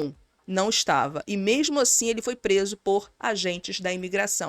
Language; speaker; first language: Portuguese; native; Portuguese